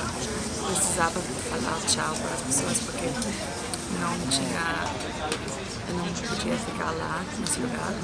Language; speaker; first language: Portuguese; early bilingual, heritage; Portuguese